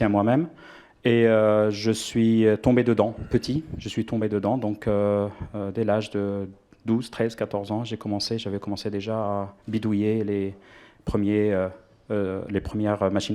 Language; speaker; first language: French; non-native, local second language; Arabic